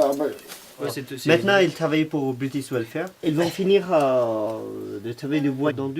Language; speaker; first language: French; non-native, learner; Nepali